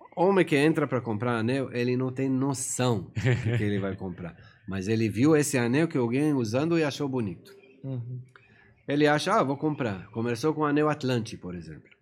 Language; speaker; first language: Portuguese; non-native, fluent; Persian